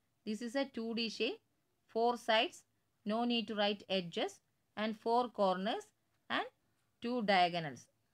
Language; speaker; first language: English; non-native, local second language; Tamil